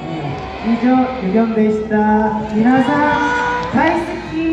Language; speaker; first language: Japanese; non-native, learner; Korean